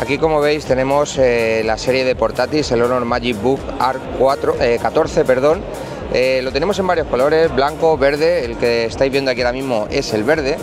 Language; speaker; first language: Spanish; native; Spanish